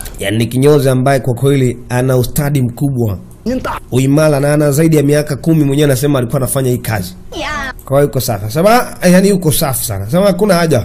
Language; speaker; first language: Swahili; native; Swahili